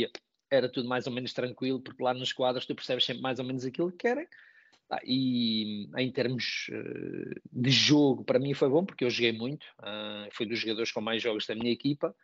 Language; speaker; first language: Portuguese; native; Portuguese